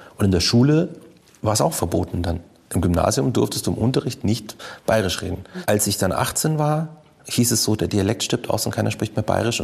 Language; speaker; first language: German; native; German